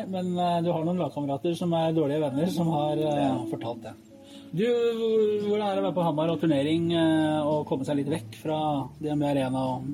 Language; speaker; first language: Norwegian; native; Norwegian